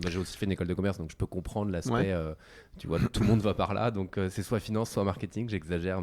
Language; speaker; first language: French; native; French